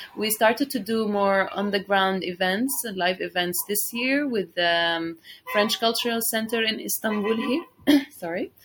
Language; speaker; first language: English; non-native, fluent; Arabic